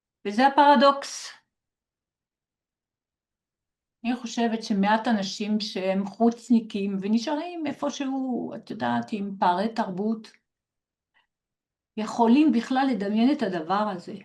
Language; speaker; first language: Hebrew; non-native, fluent; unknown